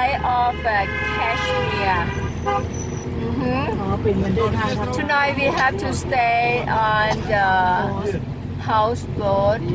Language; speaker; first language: English; non-native, learner; Thai